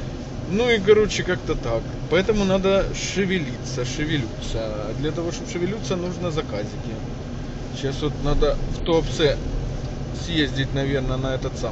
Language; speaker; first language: Russian; native; Russian